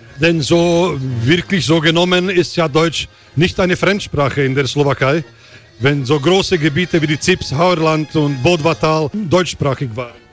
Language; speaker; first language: German; non-native, local second language; Slovak